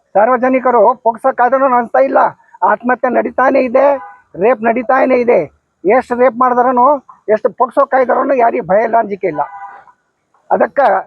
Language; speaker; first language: Kannada; non-native, local second language; Lambadi